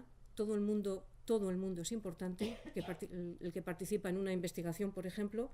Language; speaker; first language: Spanish; native; Spanish